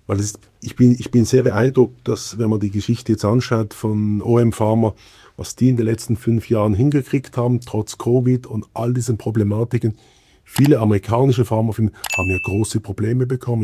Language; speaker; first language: German; native; German